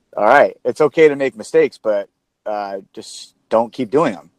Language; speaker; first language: English; native; English